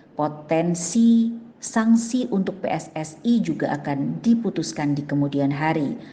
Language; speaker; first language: Indonesian; native; Indonesian